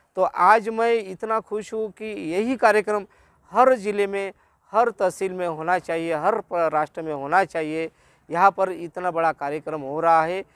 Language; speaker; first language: Hindi; non-native, local second language; Marathi